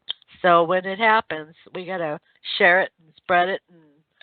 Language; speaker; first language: English; native; English